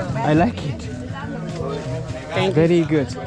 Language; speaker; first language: English; non-native, learner; Japanese